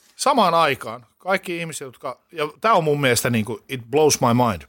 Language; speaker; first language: Finnish; native; Finnish